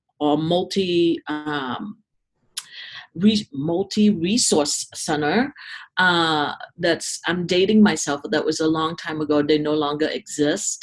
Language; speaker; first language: English; non-native, fluent; Vietnamese